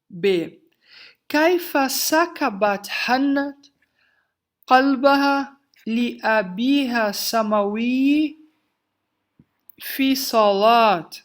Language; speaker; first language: Arabic; non-native, fluent; Portuguese